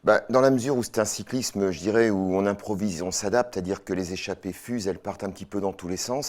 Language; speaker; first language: French; native; French